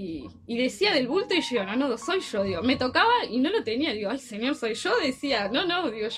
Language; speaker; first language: Spanish; native; Spanish